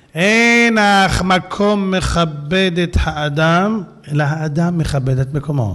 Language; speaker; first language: Hebrew; native; Hebrew